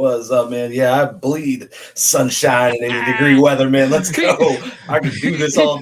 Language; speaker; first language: English; native; English